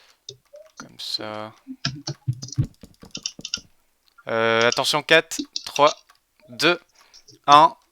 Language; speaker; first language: French; native; French